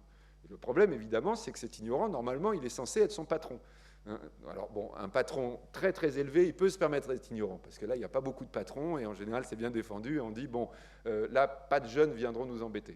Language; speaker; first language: French; native; French